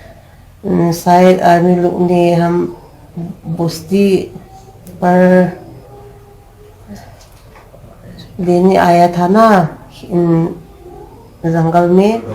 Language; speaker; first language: Hindi; non-native, local second language; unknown